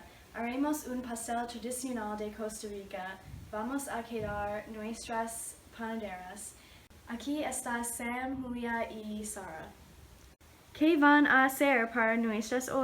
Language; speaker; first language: Spanish; non-native, learner; English